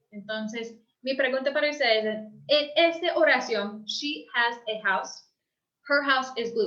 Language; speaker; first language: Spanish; early bilingual, heritage; English